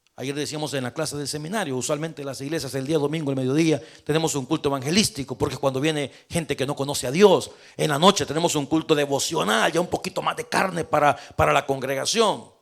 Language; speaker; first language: Spanish; native; Spanish